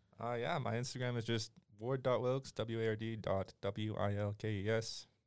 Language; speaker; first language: English; native; English